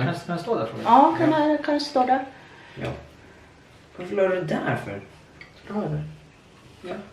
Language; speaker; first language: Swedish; non-native, fluent; Thai